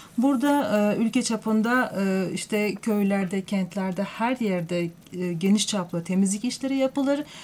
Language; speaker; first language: Turkish; non-native, fluent; Uzbek